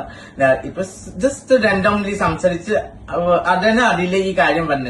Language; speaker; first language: Malayalam; non-native, fluent; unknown